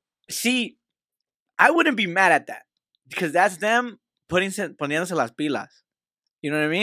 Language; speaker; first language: English; early bilingual, other home language; Spanish